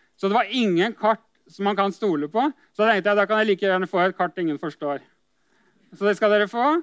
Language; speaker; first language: Norwegian; native; Norwegian